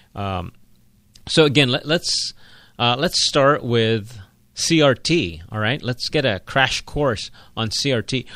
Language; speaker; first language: English; non-native, local second language; Filipino